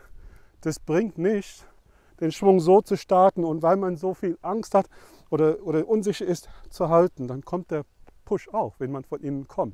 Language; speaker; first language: German; non-native, fluent; English